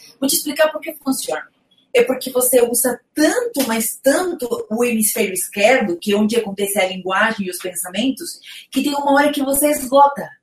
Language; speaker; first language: Portuguese; non-native, fluent; Spanish